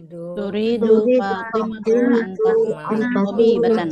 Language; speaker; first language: Arabic; non-native, learner; Indonesian